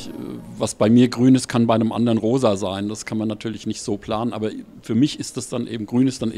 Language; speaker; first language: German; native; German